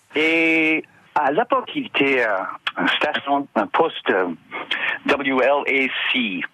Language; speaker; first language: French; non-native, learner; English